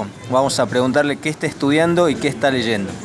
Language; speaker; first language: Spanish; native; Spanish